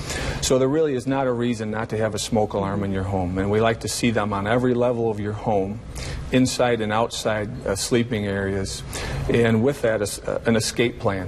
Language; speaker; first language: English; native; English